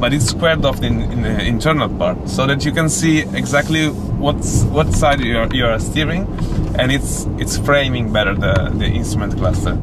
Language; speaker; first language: English; non-native, fluent; Italian